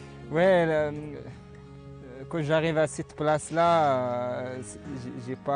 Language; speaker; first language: French; non-native, learner; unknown